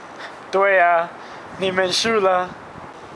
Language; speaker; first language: Chinese; non-native, learner; English